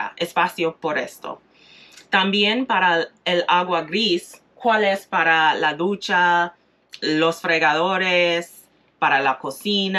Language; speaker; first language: Spanish; non-native, fluent; English